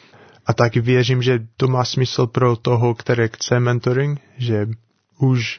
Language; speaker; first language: Czech; non-native, learner; English